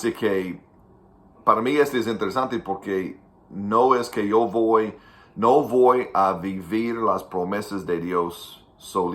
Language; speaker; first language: Spanish; non-native, fluent; English